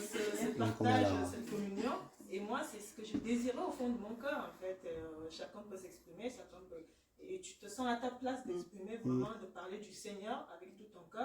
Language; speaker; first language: French; native; French